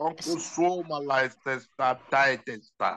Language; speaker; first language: Finnish; non-native, learner; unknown